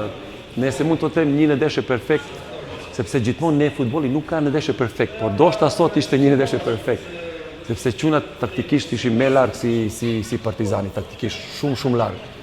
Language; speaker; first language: Albanian; non-native, learner; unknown